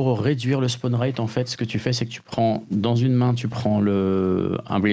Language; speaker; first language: French; native; French